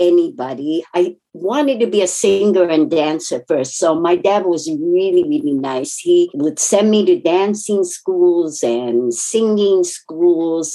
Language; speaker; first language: English; non-native, fluent; Japanese